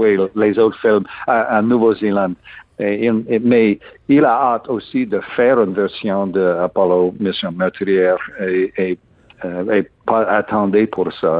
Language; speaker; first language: French; non-native, learner; English